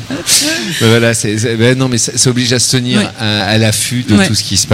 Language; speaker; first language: French; native; French